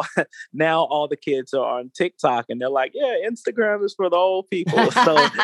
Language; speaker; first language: English; native; English